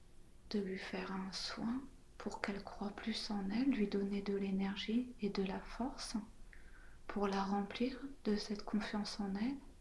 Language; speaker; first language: French; native; French